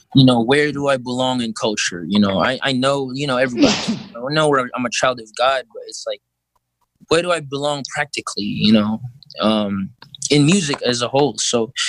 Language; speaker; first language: English; early bilingual, other home language; Filipino